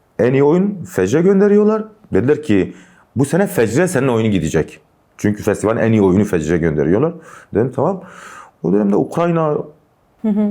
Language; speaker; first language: Turkish; non-native, local second language; Kurdish